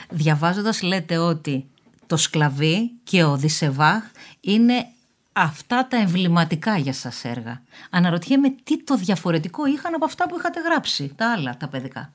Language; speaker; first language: Greek; native; Greek